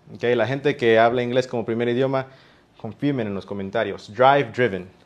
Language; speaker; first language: Spanish; early bilingual, heritage; Spanish